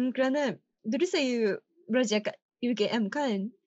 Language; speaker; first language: Malay; non-native, learner; Japanese